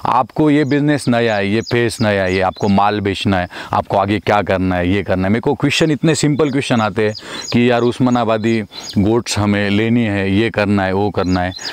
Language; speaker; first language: Hindi; non-native, local second language; Marathi